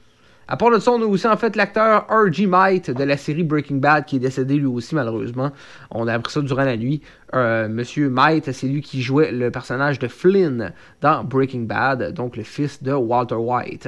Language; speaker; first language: French; native; French